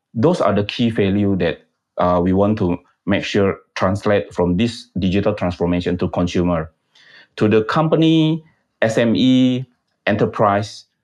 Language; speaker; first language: English; non-native, fluent; Indonesian